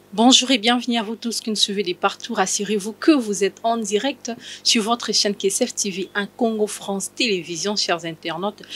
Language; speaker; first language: French; non-native, local second language; Lingala